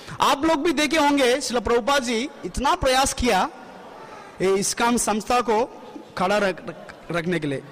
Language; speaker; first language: Hindi; non-native, local second language; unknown